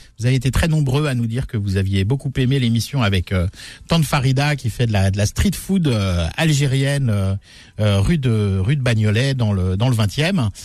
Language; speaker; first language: French; native; French